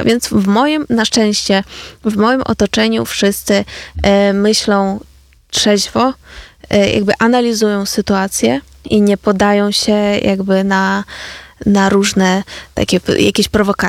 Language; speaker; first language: Polish; non-native, fluent; Ukrainian